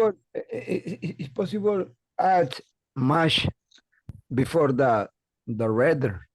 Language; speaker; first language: English; non-native, learner; Spanish